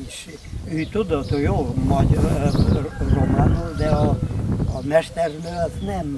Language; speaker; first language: Hungarian; non-native, local second language; Romanian